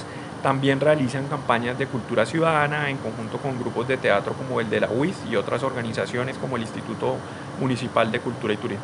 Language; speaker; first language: Spanish; native; Spanish